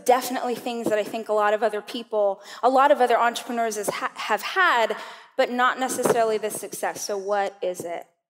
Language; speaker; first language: English; native; English